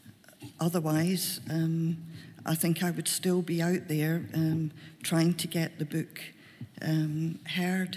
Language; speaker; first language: English; native; English